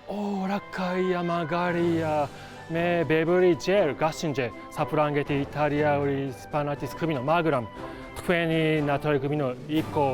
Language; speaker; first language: Georgian; non-native, learner; Japanese